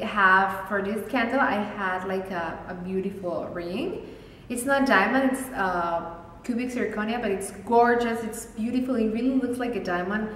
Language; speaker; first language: English; non-native, fluent; Spanish